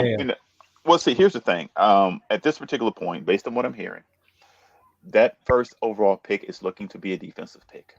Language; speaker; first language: English; native; English